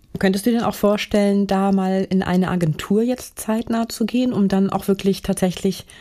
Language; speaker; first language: German; native; German